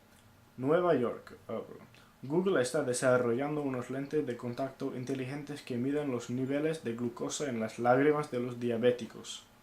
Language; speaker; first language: Spanish; non-native, fluent; English